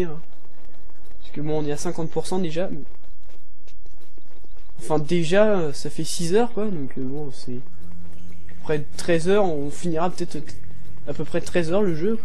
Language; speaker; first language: French; native; French